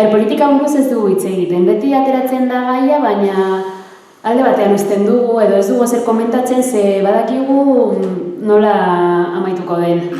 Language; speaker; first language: Basque; early bilingual, other home language; Arabic